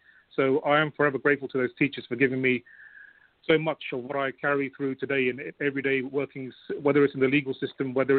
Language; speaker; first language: English; native; English